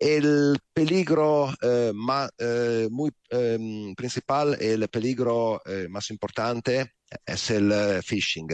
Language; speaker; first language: Spanish; non-native, learner; Italian